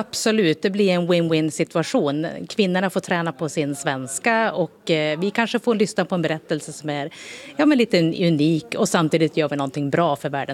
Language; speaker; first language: Swedish; native; Swedish